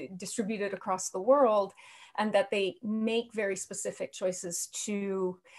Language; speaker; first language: English; native; English